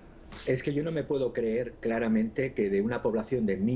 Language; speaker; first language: Spanish; native; Spanish